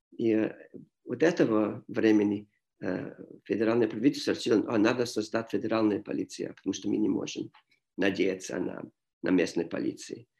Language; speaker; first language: Russian; non-native, fluent; English